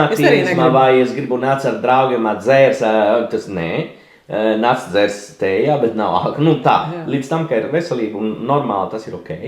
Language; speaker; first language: Latvian; non-native, learner; Italian